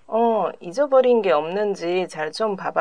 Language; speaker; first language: Korean; non-native, learner; Japanese